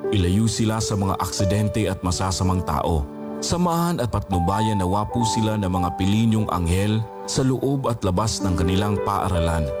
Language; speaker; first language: Filipino; non-native, local second language; Aklanon